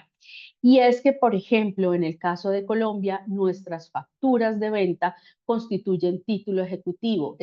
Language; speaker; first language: Spanish; native; Spanish